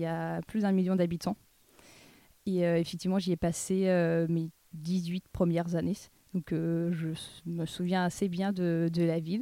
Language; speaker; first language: French; non-native, fluent; Russian